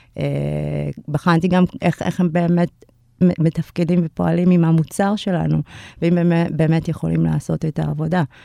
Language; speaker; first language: Hebrew; early bilingual, other home language; Amharic